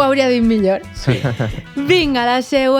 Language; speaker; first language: Catalan; native; Catalan